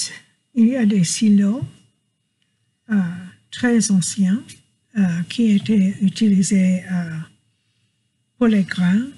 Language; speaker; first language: French; non-native, learner; English